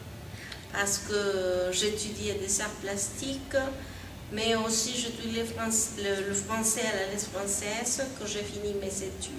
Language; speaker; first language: French; non-native, fluent; Spanish